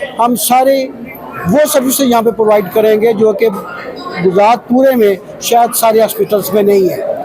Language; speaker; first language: Urdu; non-native, local second language; Punjabi